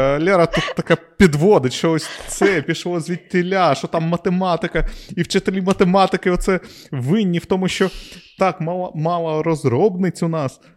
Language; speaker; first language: Ukrainian; non-native, local second language; Russian